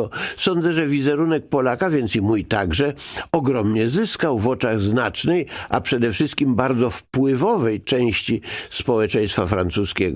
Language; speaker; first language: Polish; native; Polish